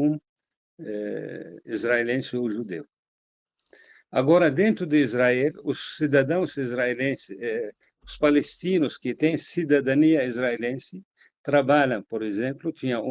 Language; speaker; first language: Portuguese; non-native, fluent; Arabic